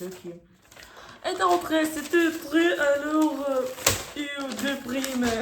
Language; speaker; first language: French; non-native, learner; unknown